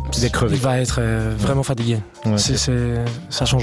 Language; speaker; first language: French; non-native, fluent; Greek